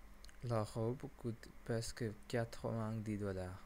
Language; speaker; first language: French; non-native, learner; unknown